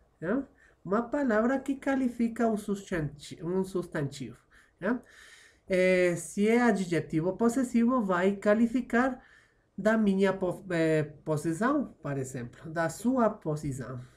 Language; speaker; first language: Portuguese; non-native, fluent; Spanish